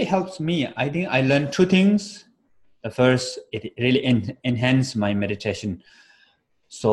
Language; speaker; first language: English; non-native, fluent; Tibetan